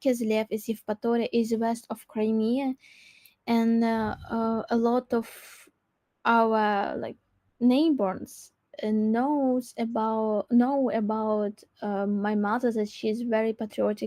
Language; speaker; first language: English; non-native, learner; Crimean Tatar